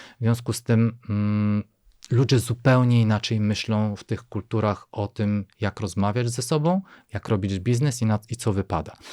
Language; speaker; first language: Polish; non-native, fluent; Bulgarian